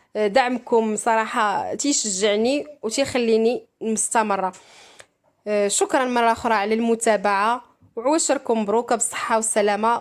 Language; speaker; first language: Arabic; native; Arabic